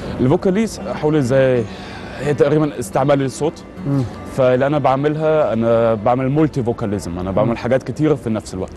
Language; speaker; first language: Arabic; early bilingual, heritage; Arabic